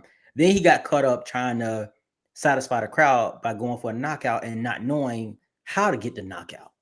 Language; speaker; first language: English; native; English